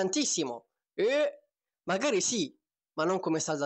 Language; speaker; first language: Italian; native; Italian